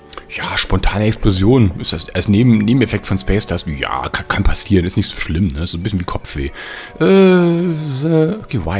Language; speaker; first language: German; native; German